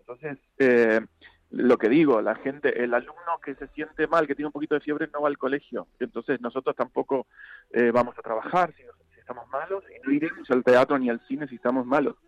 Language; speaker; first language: Spanish; native; Spanish